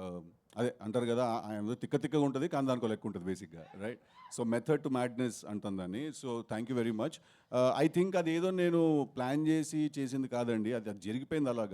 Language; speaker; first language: Telugu; native; Telugu